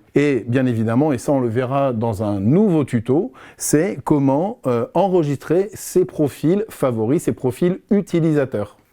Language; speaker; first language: French; native; French